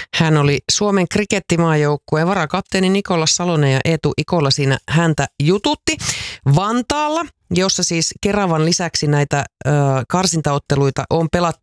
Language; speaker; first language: Finnish; native; Finnish